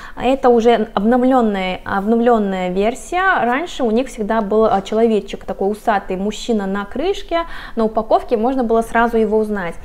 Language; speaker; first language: Russian; non-native, fluent; Korean